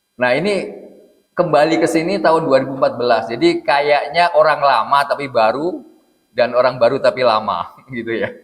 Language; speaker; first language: Indonesian; non-native, local second language; Javanese